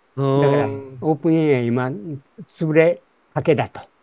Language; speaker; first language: Japanese; native; Japanese